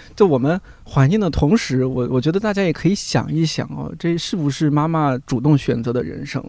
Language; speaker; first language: Chinese; native; Chinese